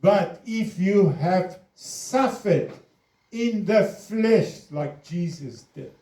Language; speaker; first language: English; non-native, local second language; Afrikaans